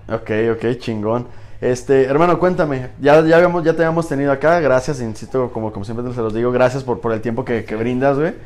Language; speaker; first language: Spanish; native; Spanish